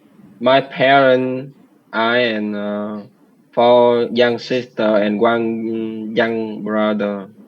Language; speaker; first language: English; non-native, learner; Vietnamese